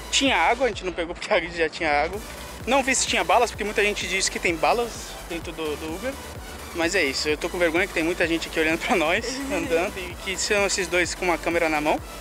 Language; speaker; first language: Portuguese; native; Portuguese